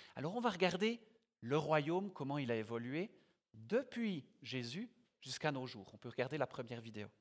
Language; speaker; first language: French; native; French